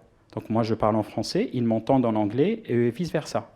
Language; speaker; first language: French; non-native, local second language; Arabic